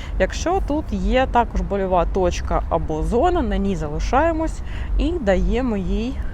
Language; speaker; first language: Ukrainian; non-native, local second language; Russian